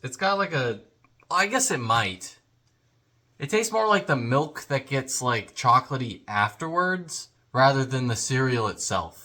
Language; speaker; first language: English; native; English